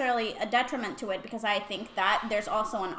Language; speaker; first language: English; non-native, fluent; Spanish